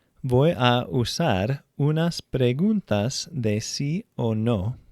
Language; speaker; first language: Spanish; non-native, fluent; English